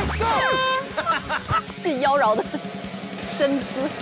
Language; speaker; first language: Chinese; native; Chinese